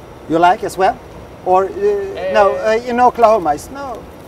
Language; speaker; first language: English; non-native, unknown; Swedish